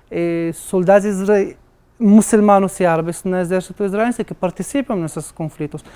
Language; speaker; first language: Portuguese; non-native, learner; Arabic